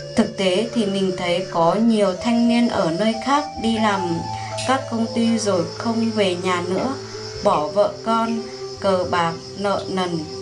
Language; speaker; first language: Vietnamese; non-native, local second language; Iu Mien